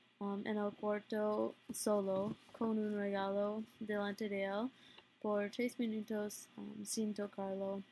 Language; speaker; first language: Spanish; non-native, learner; English